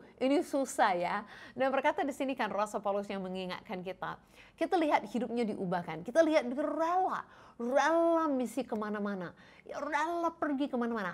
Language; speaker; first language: Indonesian; non-native, fluent; English